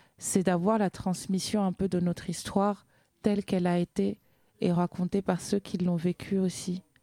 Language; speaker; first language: French; native; French